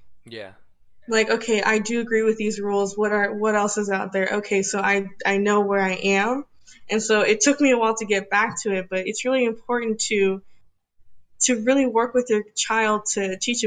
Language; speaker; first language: English; early bilingual, other home language; Spanish